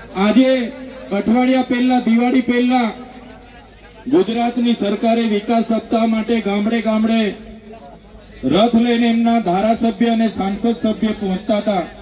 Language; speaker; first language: Gujarati; non-native, local second language; Vasavi